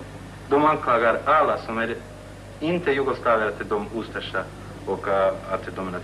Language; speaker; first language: Swedish; non-native, fluent; Croatian